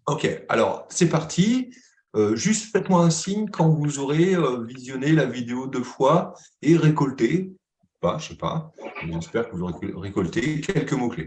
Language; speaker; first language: French; native; French